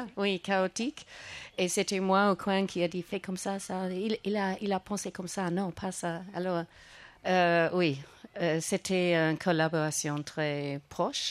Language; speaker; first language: French; non-native, fluent; English